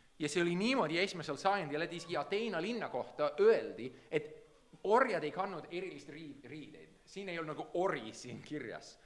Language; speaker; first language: Estonian; early bilingual, heritage; Estonian